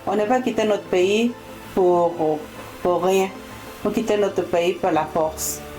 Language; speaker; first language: French; non-native, fluent; Spanish